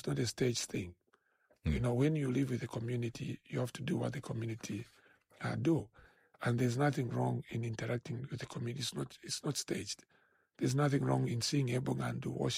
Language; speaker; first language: English; non-native, local second language; Bemba